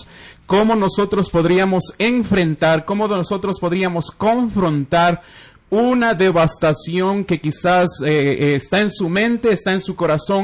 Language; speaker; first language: Spanish; native; Spanish